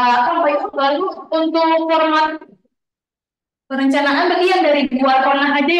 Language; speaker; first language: Indonesian; native; Indonesian